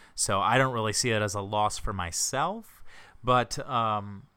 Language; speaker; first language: English; native; English